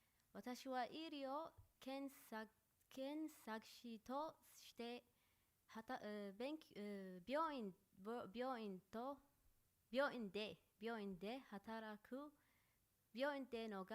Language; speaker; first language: Japanese; non-native, learner; Arabic